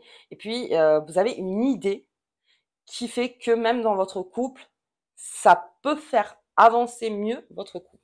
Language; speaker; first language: French; native; French